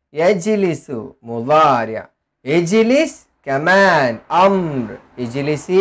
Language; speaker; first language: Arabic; non-native, fluent; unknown